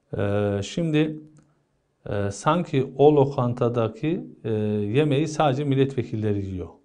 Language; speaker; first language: Turkish; native; Turkish